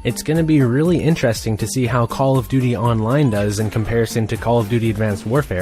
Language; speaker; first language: English; native; English